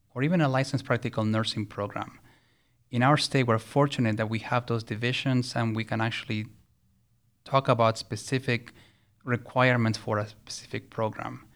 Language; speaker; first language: English; early bilingual, other home language; Spanish